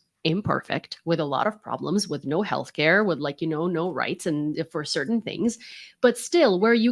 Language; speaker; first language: English; non-native, fluent; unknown